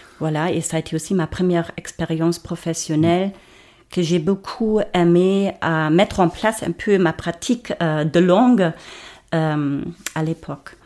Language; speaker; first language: French; non-native, fluent; German